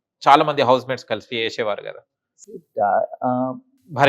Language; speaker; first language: Telugu; native; Telugu